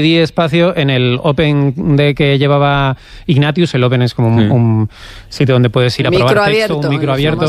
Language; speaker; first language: Spanish; native; Spanish